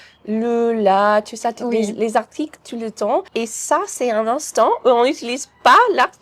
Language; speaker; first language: French; non-native, fluent; English